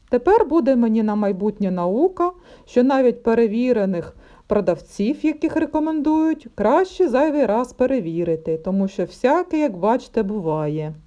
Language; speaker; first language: Ukrainian; non-native, local second language; Russian